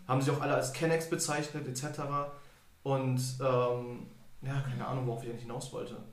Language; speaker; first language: German; early bilingual, other home language; Turkish